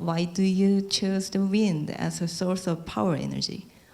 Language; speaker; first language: English; non-native, learner; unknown